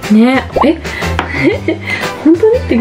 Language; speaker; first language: Japanese; native; Japanese